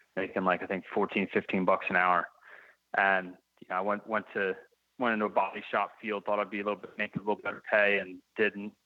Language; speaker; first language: English; native; English